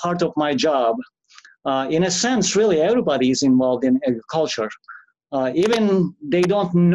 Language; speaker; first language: English; non-native, fluent; Turkish